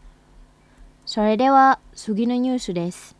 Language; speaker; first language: Japanese; non-native, fluent; Indonesian